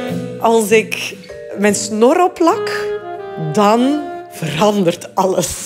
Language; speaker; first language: Dutch; native; Dutch